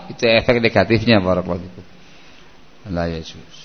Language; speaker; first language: Indonesian; non-native, local second language; Javanese